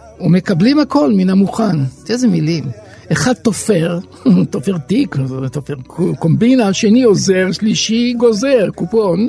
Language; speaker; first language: Hebrew; native; Hebrew